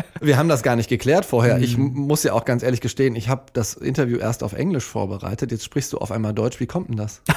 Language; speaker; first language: German; native; German